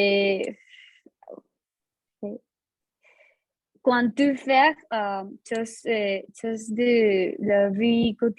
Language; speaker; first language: French; non-native, learner; Spanish